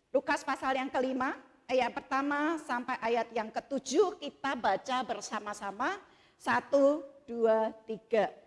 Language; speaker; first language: Indonesian; native; Indonesian